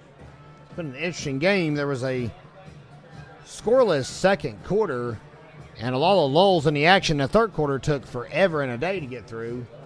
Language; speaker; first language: English; native; English